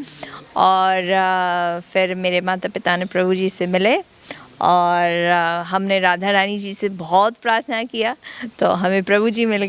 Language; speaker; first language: Hindi; non-native, fluent; English